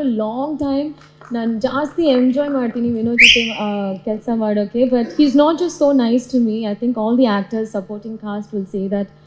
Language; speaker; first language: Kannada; non-native, learner; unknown